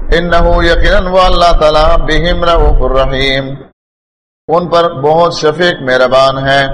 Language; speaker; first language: Urdu; non-native, local second language; Pashto